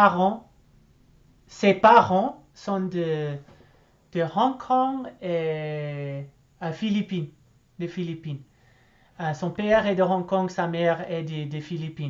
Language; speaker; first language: French; non-native, learner; English